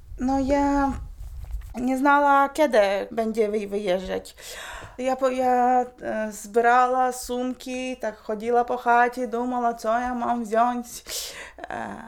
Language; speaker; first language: Polish; non-native, learner; Ukrainian